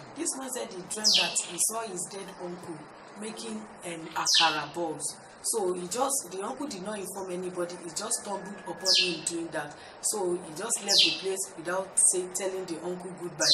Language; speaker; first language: English; non-native, local second language; Yoruba